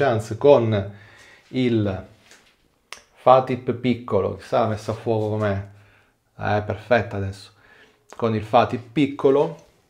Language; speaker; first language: Italian; native; Italian